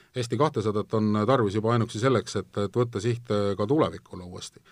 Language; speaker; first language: Estonian; native; Estonian